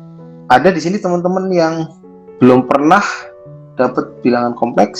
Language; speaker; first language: Indonesian; native; Indonesian